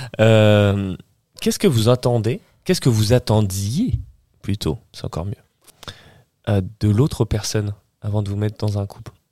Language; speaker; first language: French; early bilingual, other home language; Portuguese